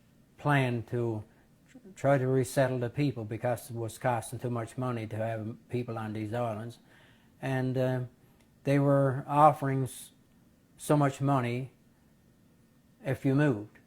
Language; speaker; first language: English; native; English